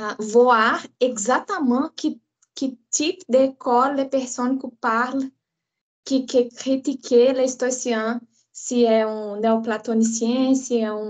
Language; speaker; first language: French; non-native, learner; Portuguese